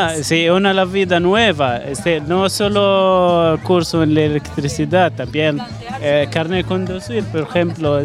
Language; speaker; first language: Spanish; non-native, learner; Arabic